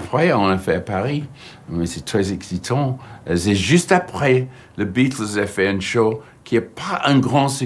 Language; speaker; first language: French; non-native, learner; English